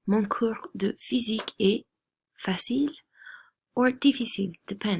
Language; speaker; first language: French; non-native, fluent; English